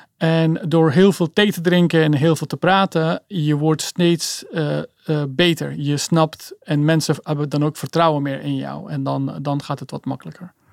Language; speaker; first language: Dutch; early bilingual, other home language; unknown